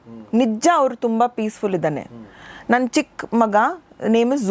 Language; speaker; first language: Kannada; non-native, local second language; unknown